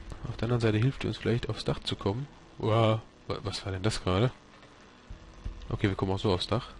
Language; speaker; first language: German; native; German